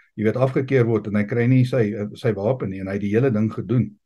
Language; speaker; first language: Afrikaans; native; Afrikaans